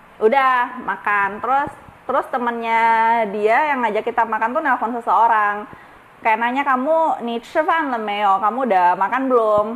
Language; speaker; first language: Indonesian; native; Indonesian